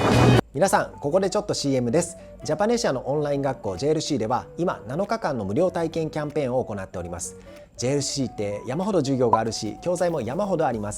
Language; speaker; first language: Japanese; native; Japanese